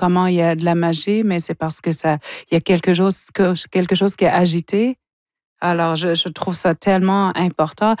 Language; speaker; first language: French; non-native, local second language; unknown